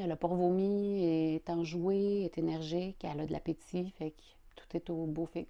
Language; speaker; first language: French; native; French